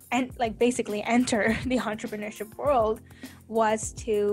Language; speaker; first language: English; native; English